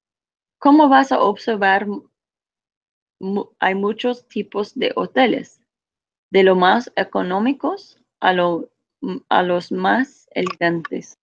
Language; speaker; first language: Spanish; non-native, fluent; English